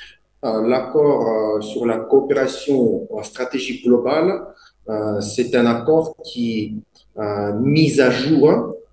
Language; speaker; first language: French; non-native, fluent; Russian